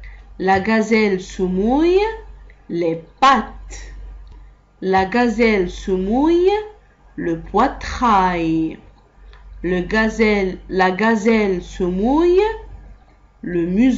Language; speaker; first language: French; non-native, local second language; Arabic